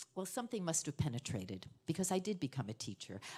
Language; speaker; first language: English; native; English